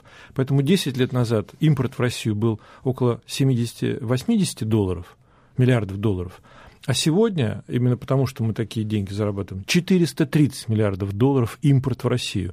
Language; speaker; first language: Russian; native; Russian